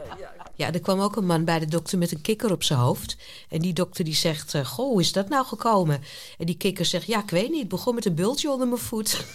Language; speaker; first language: Dutch; native; Dutch